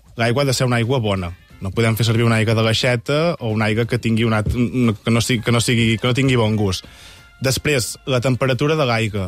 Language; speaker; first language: Catalan; native; Catalan